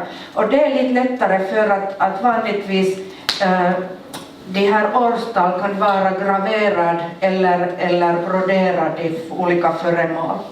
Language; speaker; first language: Swedish; non-native, local second language; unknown